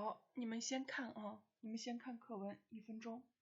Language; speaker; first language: Chinese; non-native, fluent; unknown